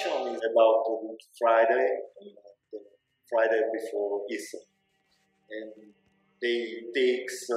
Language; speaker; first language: English; non-native, learner; Italian